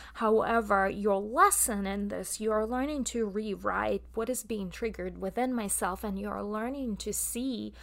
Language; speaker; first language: English; non-native, fluent; Russian